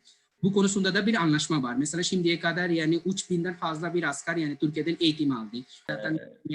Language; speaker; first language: Turkish; non-native, learner; Bangla